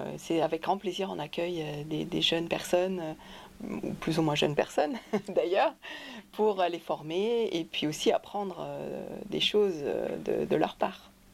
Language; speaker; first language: French; non-native, fluent; German